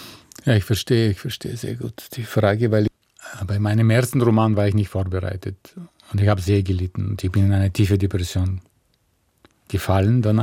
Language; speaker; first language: German; non-native, fluent; Bulgarian